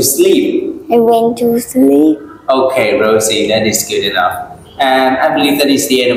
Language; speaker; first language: English; non-native, fluent; Vietnamese